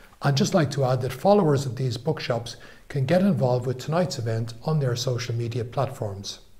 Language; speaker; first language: English; native; English